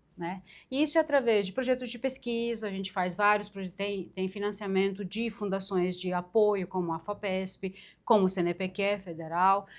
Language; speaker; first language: Portuguese; non-native, fluent; Romanian